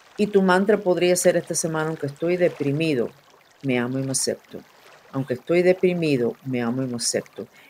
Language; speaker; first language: Spanish; non-native, fluent; English